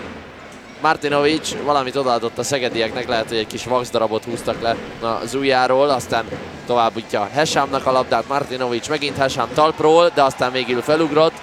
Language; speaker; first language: Hungarian; native; Hungarian